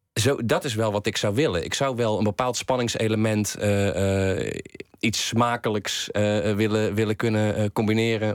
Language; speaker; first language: Dutch; native; Dutch